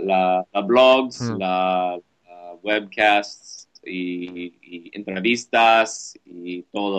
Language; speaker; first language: Spanish; non-native, learner; English